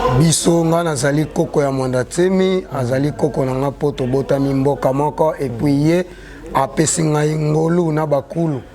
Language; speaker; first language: Lingala; non-native, local second language; Kongo